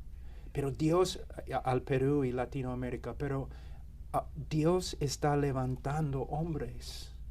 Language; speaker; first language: Spanish; non-native, fluent; English